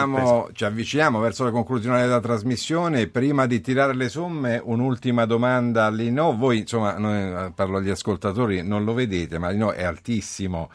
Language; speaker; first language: Italian; native; Italian